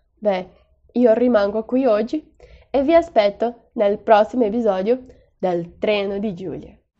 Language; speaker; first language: Italian; non-native, learner; Portuguese